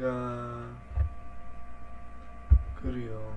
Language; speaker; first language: Japanese; non-native, learner; English